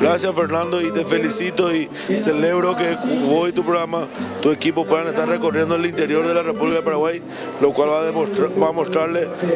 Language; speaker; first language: Spanish; native; Spanish